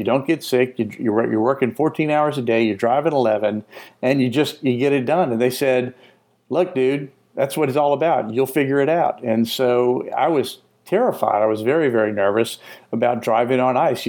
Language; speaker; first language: English; native; English